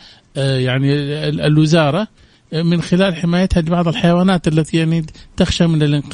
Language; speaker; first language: Arabic; native; Arabic